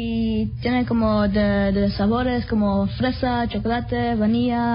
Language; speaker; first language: Spanish; early bilingual, heritage; Spanish